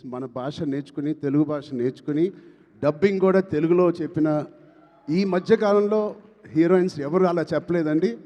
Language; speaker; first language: Telugu; native; Telugu